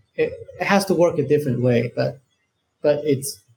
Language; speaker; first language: English; non-native, fluent; Chinese